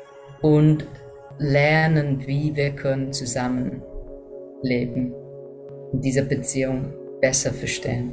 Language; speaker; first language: German; non-native, fluent; English